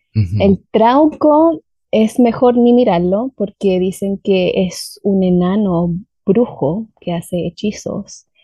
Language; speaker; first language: Spanish; native; Spanish